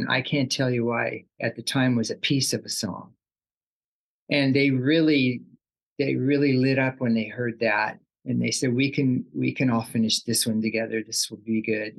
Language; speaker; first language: English; native; English